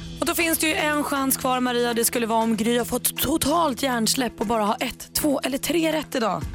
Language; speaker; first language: Swedish; native; Swedish